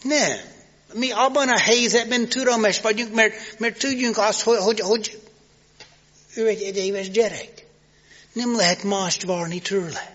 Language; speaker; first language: Hungarian; non-native, learner; English